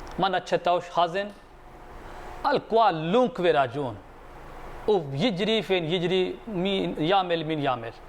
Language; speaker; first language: Maltese; non-native, fluent; Arabic